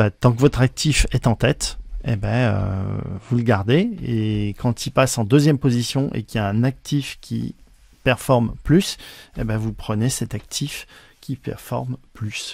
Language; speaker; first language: French; native; French